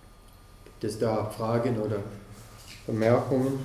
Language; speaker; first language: German; non-native, fluent; English